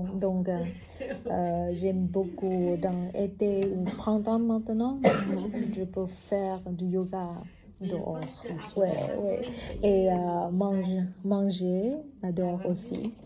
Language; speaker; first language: French; non-native, learner; Vietnamese